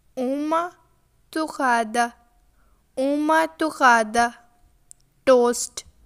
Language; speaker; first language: Portuguese; non-native, learner; Urdu